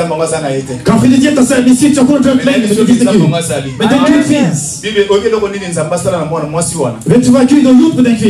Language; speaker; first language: Swedish; non-native, fluent; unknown